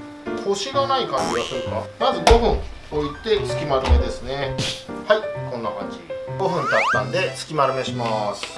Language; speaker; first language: Japanese; native; Japanese